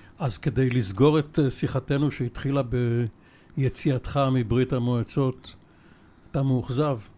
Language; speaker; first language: Hebrew; native; Hebrew